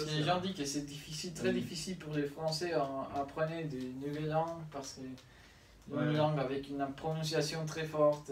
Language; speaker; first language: French; non-native, learner; Spanish